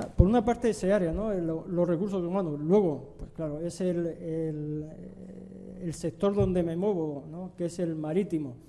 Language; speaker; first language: Spanish; native; Spanish